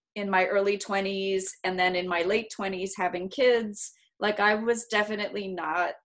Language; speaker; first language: English; native; English